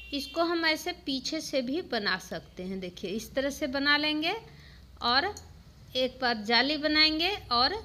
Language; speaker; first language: Hindi; native; Hindi